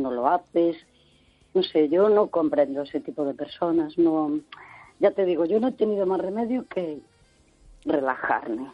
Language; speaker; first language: Spanish; native; Spanish